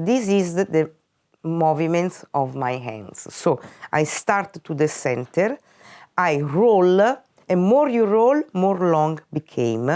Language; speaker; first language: English; non-native, fluent; Italian